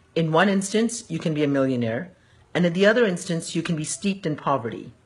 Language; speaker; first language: English; early bilingual, other home language; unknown